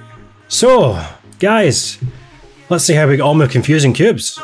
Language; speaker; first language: English; native; English